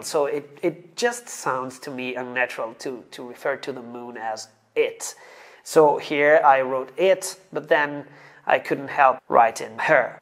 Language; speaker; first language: English; non-native, fluent; Italian